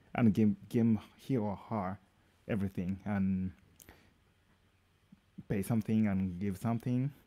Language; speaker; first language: English; non-native, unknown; Japanese